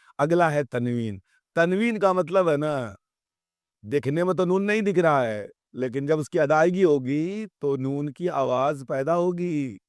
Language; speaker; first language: Urdu; native; Urdu